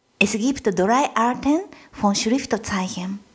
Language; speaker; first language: German; non-native, fluent; Japanese